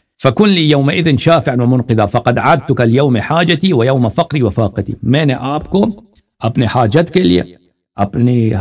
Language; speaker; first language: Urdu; non-native, fluent; Persian